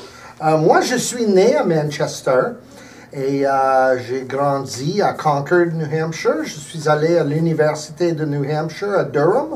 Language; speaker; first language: French; early bilingual, heritage; English